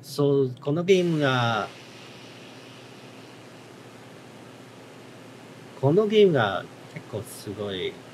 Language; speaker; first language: Japanese; non-native, learner; English